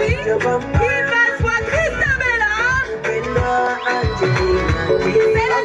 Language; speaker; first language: French; non-native, local second language; Rundi